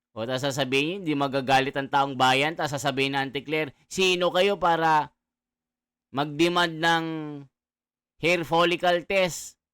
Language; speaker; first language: Filipino; native; Filipino